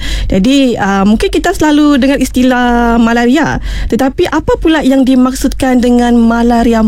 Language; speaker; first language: Malay; native; Malay